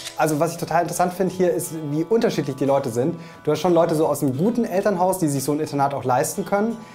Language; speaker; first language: German; native; German